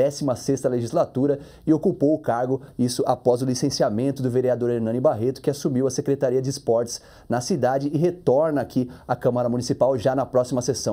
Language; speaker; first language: Portuguese; native; Portuguese